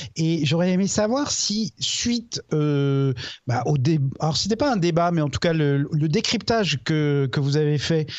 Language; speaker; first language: French; native; French